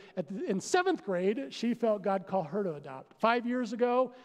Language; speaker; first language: English; native; English